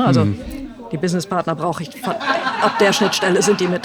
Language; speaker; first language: German; native; German